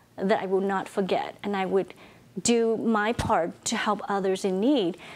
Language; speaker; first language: English; non-native, fluent; Vietnamese